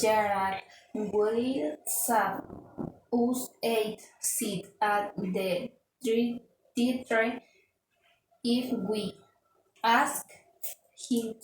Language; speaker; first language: English; non-native, learner; Spanish